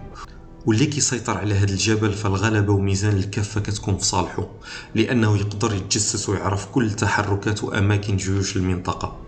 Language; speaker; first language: Arabic; native; Arabic